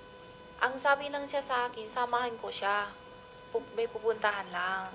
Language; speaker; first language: Filipino; non-native, learner; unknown